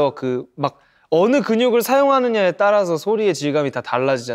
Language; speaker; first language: Korean; native; Korean